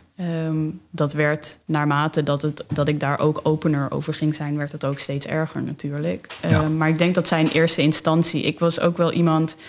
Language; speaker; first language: Dutch; native; Dutch